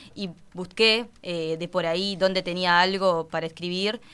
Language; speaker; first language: Spanish; native; Spanish